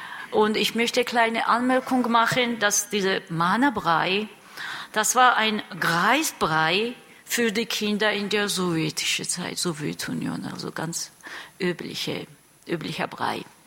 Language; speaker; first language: German; non-native, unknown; Georgian